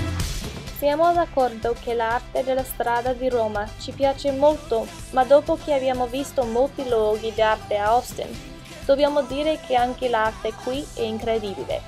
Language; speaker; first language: Italian; non-native, learner; English